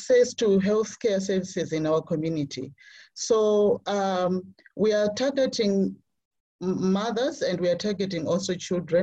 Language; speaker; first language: English; non-native, local second language; Nyanja